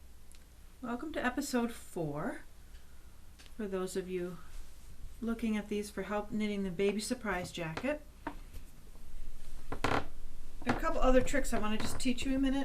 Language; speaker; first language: English; native; English